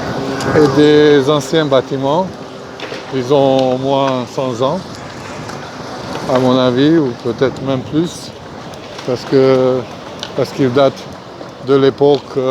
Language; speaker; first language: French; non-native, fluent; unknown